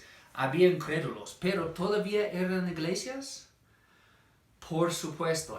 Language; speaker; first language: Spanish; non-native, fluent; English